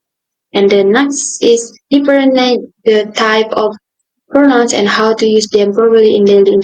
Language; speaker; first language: English; non-native, local second language; Indonesian